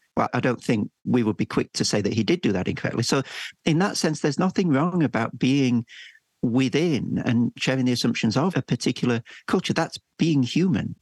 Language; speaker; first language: English; native; English